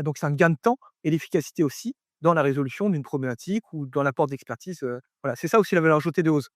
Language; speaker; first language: French; native; French